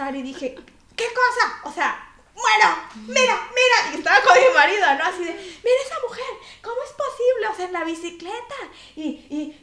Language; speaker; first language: Spanish; native; Spanish